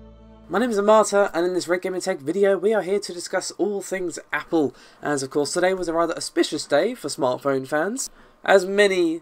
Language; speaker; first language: English; native; English